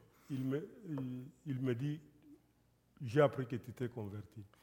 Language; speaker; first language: French; non-native, local second language; Lingala